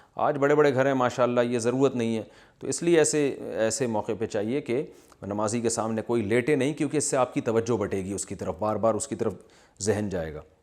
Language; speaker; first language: Urdu; native; Urdu